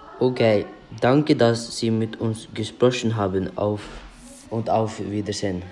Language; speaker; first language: German; non-native, learner; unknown